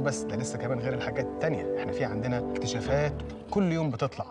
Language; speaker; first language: Arabic; native; Arabic